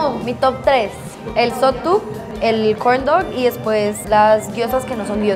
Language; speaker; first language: Spanish; native; Spanish